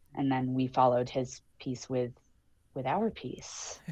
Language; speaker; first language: English; native; English